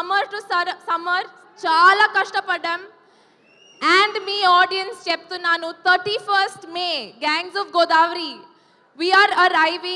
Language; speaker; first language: Telugu; non-native, fluent; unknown